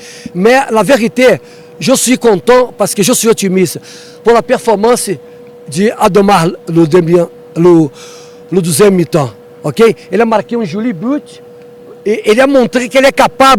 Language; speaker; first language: French; non-native, learner; Portuguese